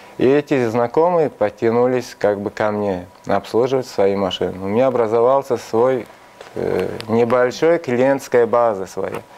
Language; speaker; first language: Russian; non-native, local second language; Tajik